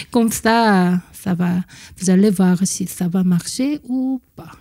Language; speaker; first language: French; non-native, fluent; Korean